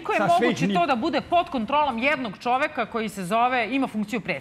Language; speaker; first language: Serbian; native; Serbian